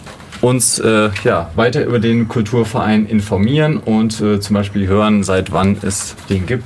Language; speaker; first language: German; native; German